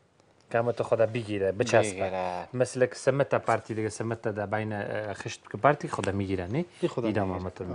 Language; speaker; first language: Persian; native; Persian